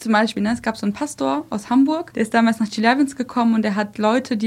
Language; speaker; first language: German; early bilingual, other home language; Russian